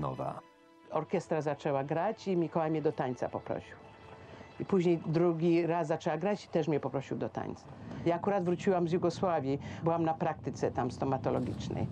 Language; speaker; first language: Polish; native; Polish